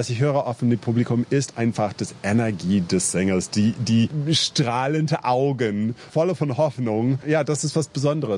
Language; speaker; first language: German; non-native, fluent; English